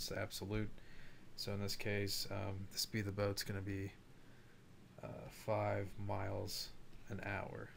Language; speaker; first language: English; native; English